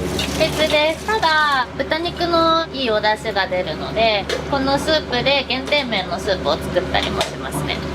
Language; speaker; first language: Japanese; native; Japanese